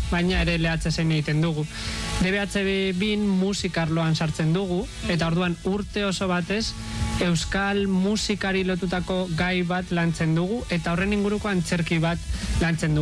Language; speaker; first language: Basque; native; Basque